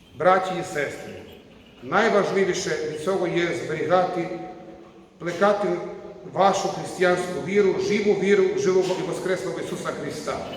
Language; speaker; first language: Ukrainian; non-native, learner; Croatian